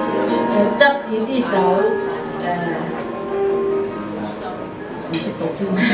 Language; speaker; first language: Cantonese; native; Cantonese